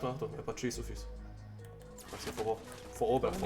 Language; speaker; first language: German; native; German